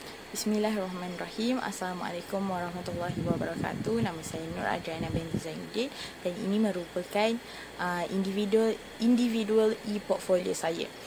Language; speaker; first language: Malay; native; Malay